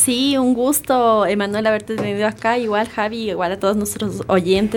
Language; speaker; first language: Spanish; native; Spanish